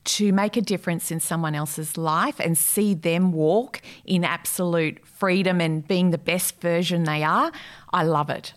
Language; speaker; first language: English; native; English